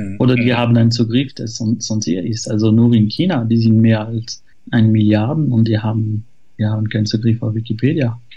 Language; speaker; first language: German; non-native, fluent; French